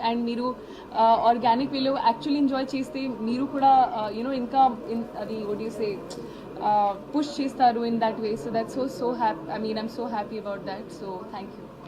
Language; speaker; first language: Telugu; non-native, learner; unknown